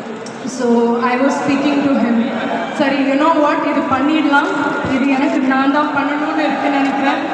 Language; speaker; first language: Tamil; non-native, local second language; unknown